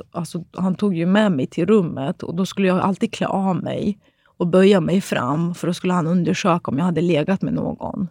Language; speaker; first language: Swedish; native; Swedish